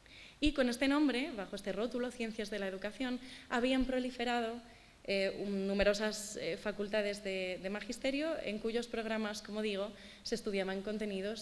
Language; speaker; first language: Spanish; native; Spanish